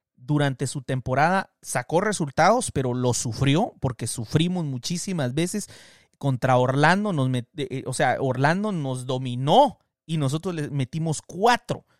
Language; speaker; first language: Spanish; native; Spanish